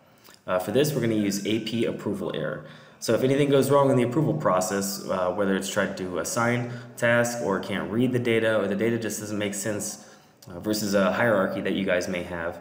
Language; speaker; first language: English; native; English